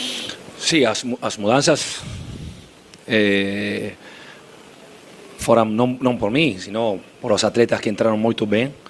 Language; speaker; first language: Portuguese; non-native, fluent; Spanish